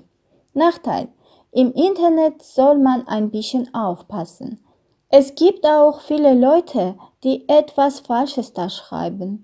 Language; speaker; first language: German; non-native, learner; Armenian